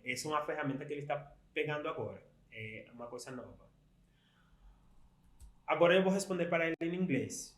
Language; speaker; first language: Portuguese; non-native, fluent; Spanish